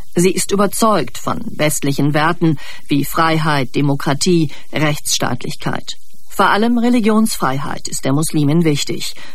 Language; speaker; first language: German; native; German